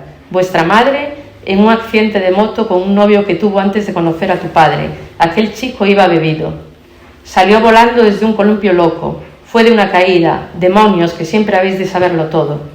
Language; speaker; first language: Spanish; native; Spanish